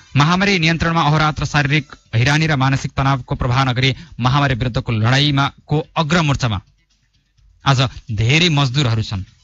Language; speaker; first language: Nepali; native; Nepali